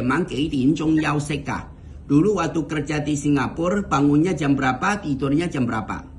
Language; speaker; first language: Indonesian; non-native, fluent; Cantonese